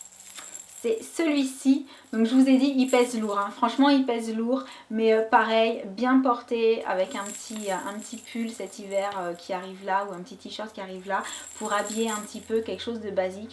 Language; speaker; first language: French; native; French